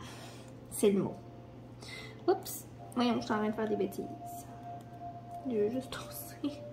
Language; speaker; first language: French; native; French